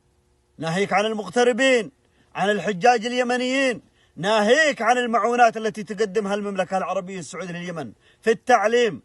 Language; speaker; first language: Arabic; native; Arabic